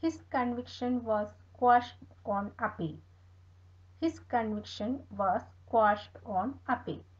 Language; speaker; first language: English; non-native, local second language; Malayalam